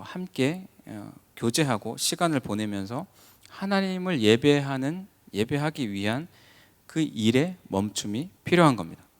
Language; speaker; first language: Korean; native; Korean